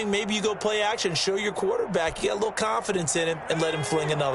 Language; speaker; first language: English; native; English